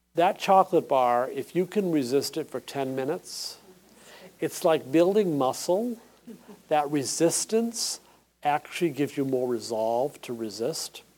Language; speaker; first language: English; native; English